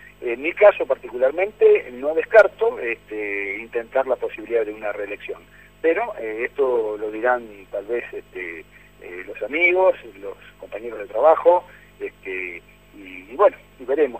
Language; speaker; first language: Spanish; native; Spanish